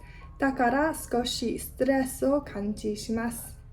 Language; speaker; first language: Japanese; non-native, learner; English